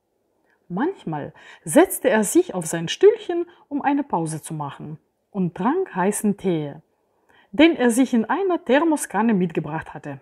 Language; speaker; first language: German; native; German